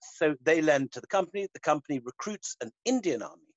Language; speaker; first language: English; native; English